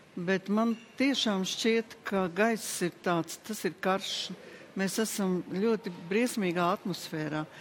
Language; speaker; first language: Latvian; native; Latvian